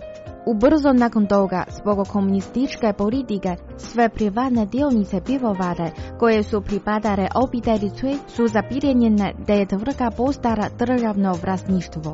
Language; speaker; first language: Croatian; non-native, fluent; Chinese